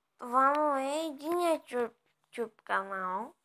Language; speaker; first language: Bulgarian; native; Bulgarian